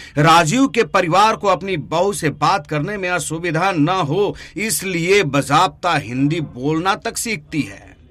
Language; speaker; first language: Hindi; native; Hindi